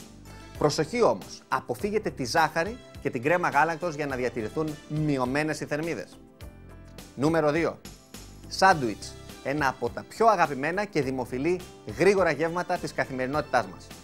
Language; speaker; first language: Greek; native; Greek